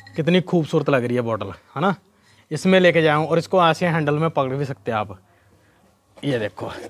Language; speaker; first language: Hindi; non-native, local second language; Punjabi